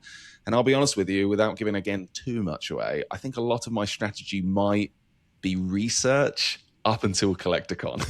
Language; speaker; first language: English; native; English